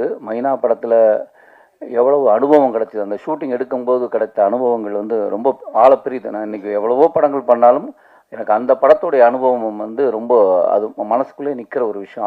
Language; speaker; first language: Tamil; native; Tamil